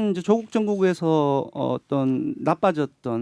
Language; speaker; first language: Korean; native; Korean